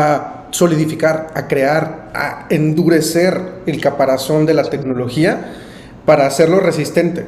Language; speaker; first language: Spanish; native; Spanish